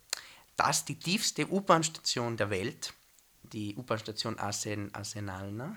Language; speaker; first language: German; native; German